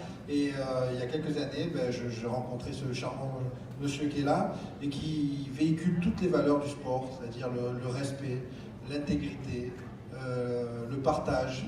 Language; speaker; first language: French; native; French